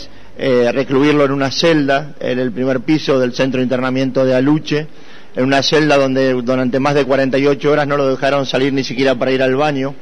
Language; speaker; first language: Spanish; native; Spanish